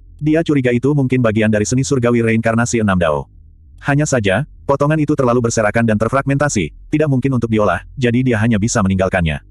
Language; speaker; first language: Indonesian; native; Indonesian